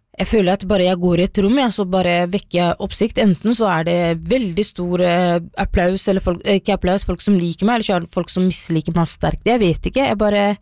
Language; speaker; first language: Norwegian; early bilingual, other home language; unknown